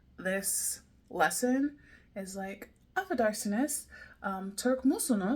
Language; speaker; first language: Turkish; non-native, learner; English